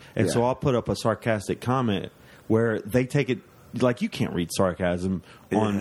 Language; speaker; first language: English; native; English